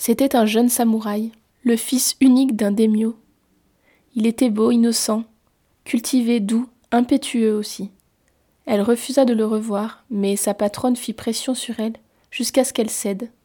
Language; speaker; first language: French; native; French